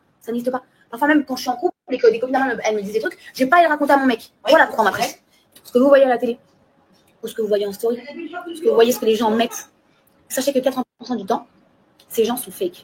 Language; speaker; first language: French; native; French